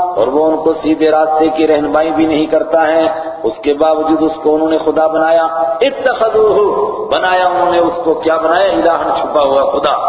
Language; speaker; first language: Urdu; non-native, local second language; Kashmiri